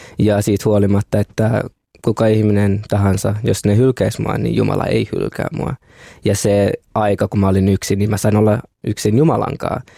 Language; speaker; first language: Finnish; early bilingual, other home language; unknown